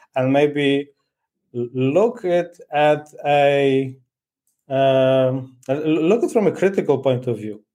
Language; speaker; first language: English; non-native, fluent; Polish